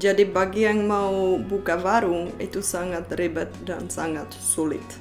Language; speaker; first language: Indonesian; non-native, fluent; Czech